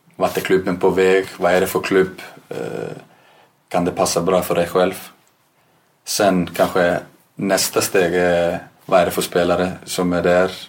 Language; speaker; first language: Swedish; non-native, fluent; Icelandic